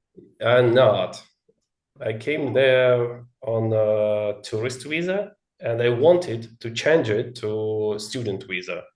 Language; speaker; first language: English; non-native, learner; Russian